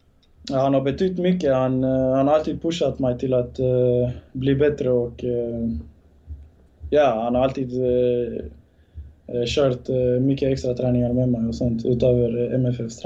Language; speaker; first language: Swedish; early bilingual, other home language; Bosnian